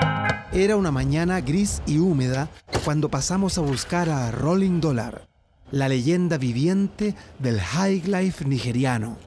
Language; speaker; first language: Spanish; native; Spanish